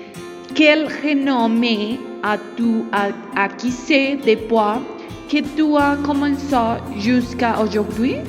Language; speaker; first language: French; non-native, learner; Spanish